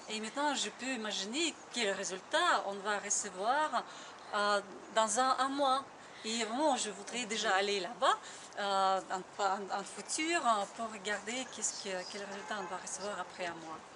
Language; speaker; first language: French; non-native, learner; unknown